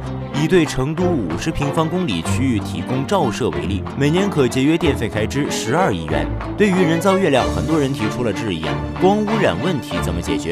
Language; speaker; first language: Chinese; native; Chinese